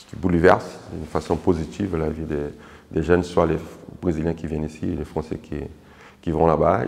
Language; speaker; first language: French; non-native, fluent; Portuguese